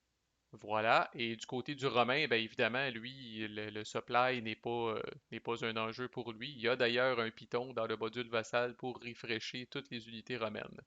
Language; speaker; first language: French; native; French